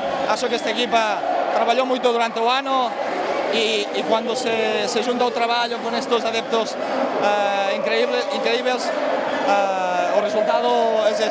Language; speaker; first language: Portuguese; non-native, fluent; Spanish